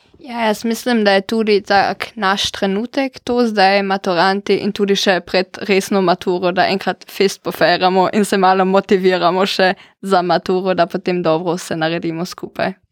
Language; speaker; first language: Slovenian; non-native, local second language; German